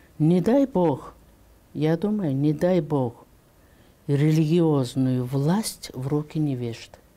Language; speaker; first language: Russian; non-native, local second language; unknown